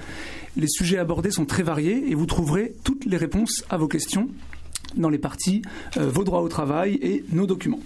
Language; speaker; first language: French; native; French